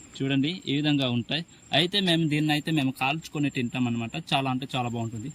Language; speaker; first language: Telugu; non-native, local second language; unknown